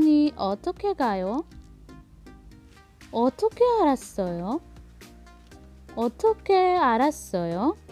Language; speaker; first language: Korean; non-native, learner; Filipino